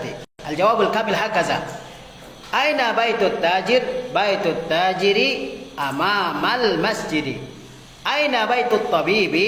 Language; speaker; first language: Arabic; non-native, fluent; Indonesian